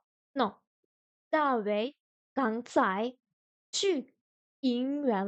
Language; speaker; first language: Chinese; non-native, learner; French